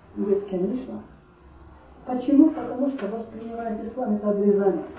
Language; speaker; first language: Russian; non-native, fluent; Arabic